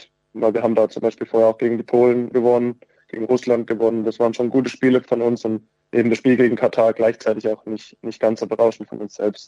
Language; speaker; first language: German; native; German